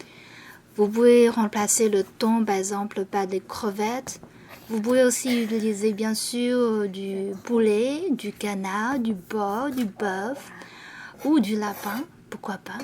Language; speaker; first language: French; non-native, fluent; Chinese